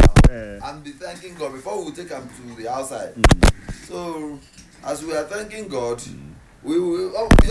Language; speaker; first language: English; non-native, local second language; Igbo